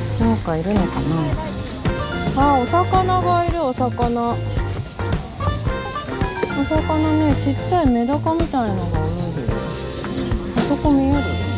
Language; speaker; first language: Japanese; native; Japanese